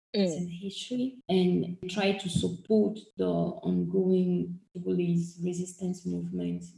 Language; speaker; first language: English; non-native, fluent; French